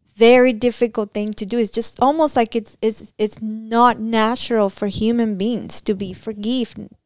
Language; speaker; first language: English; non-native, fluent; Spanish